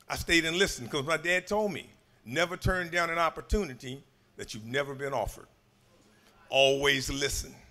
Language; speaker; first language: English; native; English